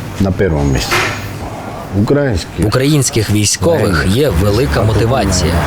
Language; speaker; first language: Ukrainian; non-native, fluent; Georgian